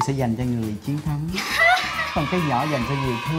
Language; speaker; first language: Vietnamese; native; Vietnamese